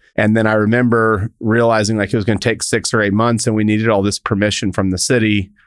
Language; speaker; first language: English; native; English